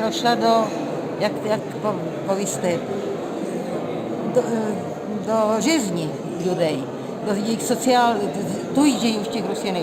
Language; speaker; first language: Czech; non-native, learner; Rusyn